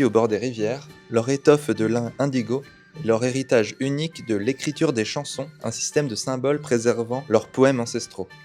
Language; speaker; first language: French; native; French